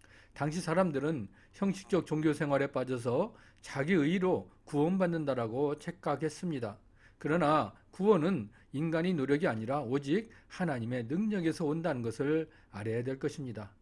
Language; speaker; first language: Korean; native; Korean